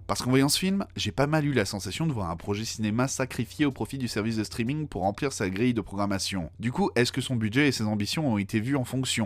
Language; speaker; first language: French; native; French